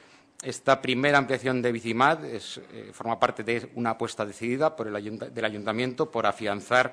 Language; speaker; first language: Spanish; native; Spanish